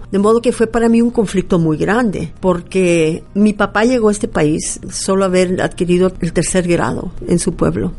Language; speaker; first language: Spanish; early bilingual, heritage; Spanish